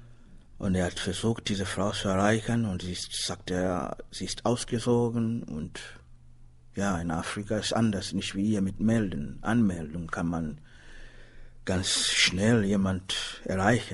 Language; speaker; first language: German; non-native, learner; Swahili